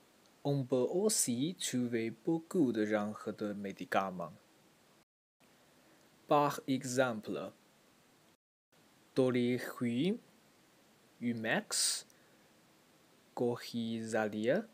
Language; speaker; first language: French; non-native, learner; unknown